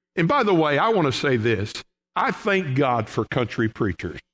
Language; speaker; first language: English; native; English